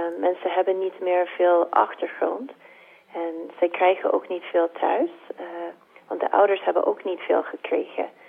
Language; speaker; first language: Dutch; non-native, fluent; English